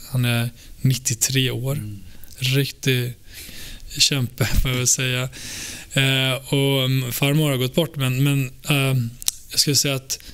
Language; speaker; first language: Swedish; early bilingual, other home language; Albanian